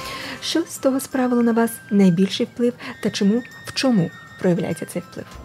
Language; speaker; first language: Ukrainian; native; Ukrainian